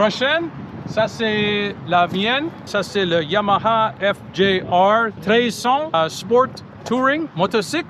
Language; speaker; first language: French; non-native, local second language; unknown